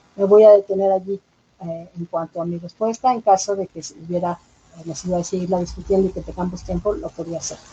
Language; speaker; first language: Spanish; native; Spanish